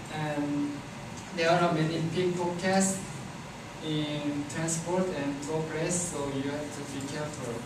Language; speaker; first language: English; non-native, learner; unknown